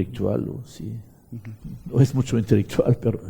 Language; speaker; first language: Spanish; non-native, fluent; French